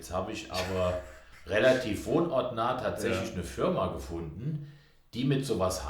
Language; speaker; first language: German; native; German